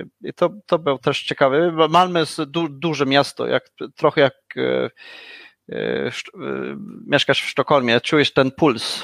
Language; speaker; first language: Polish; non-native, learner; Swedish